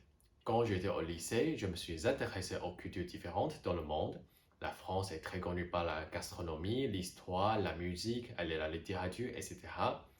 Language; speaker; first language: French; non-native, fluent; Chinese